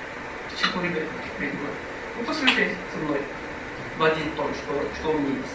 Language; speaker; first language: Russian; non-native, fluent; Arabic